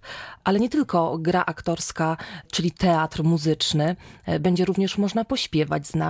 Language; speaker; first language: Polish; native; Polish